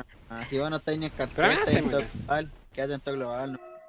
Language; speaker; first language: Spanish; native; Spanish